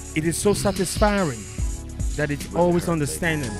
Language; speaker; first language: English; non-native, local second language; Yoruba